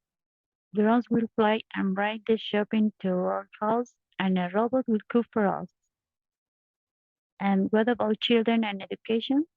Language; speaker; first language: English; non-native, learner; Spanish